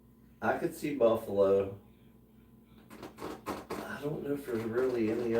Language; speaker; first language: English; native; English